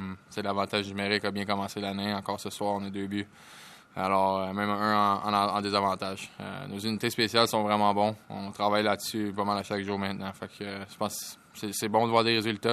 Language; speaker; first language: French; native; French